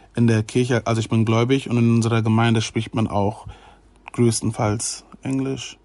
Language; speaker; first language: German; native; German